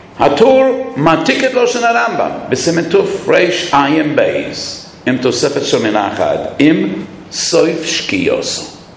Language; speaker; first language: Hebrew; non-native, fluent; English